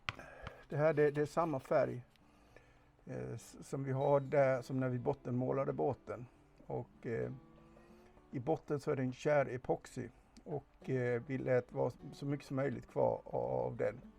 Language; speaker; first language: Swedish; native; Swedish